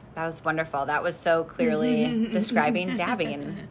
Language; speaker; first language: English; native; English